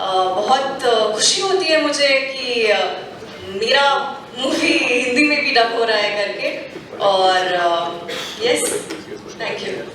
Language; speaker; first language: Hindi; non-native, local second language; Kannada